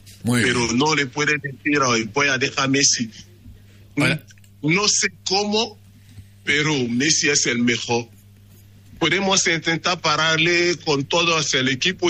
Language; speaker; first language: Spanish; non-native, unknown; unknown